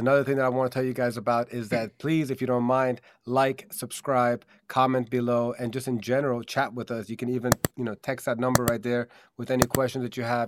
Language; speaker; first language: English; native; English